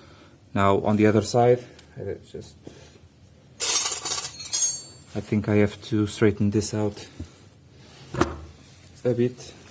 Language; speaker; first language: English; non-native, fluent; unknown